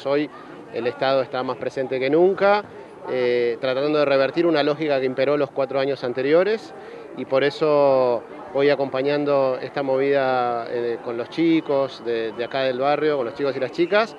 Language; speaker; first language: Spanish; native; Spanish